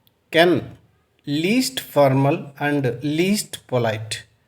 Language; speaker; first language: English; non-native, local second language; Telugu